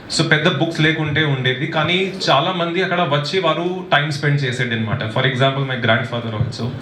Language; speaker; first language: Telugu; non-native, local second language; Hindi